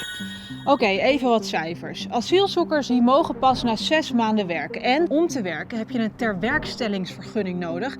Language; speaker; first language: Dutch; native; Dutch